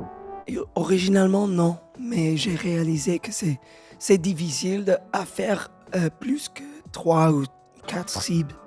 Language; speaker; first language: French; non-native, learner; English